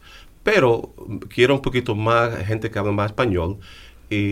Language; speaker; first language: Spanish; early bilingual, heritage; English